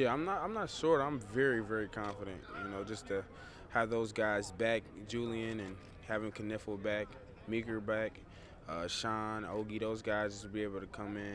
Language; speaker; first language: English; native; English